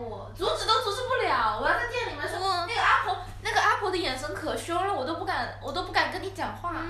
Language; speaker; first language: Chinese; native; Chinese